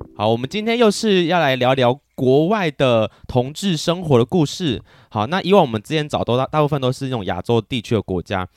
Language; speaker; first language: Chinese; native; Chinese